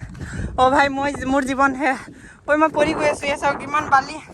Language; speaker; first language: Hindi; non-native, local second language; Assamese